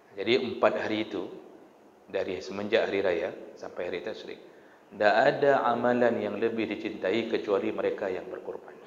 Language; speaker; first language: Malay; non-native, local second language; Achinese